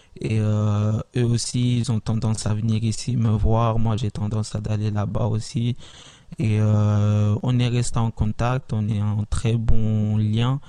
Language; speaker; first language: French; early bilingual, other home language; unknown